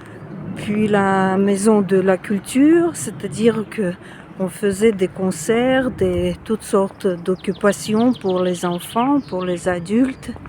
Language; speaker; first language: French; non-native, fluent; Russian